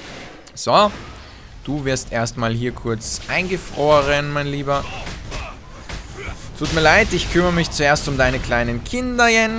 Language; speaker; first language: German; native; German